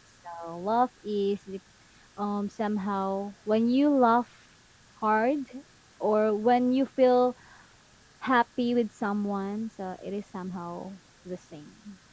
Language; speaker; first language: English; non-native, fluent; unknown